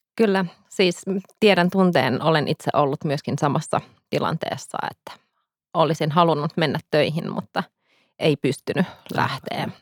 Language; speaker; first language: Finnish; native; Finnish